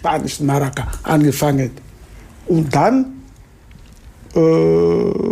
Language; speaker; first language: German; non-native, fluent; Lingala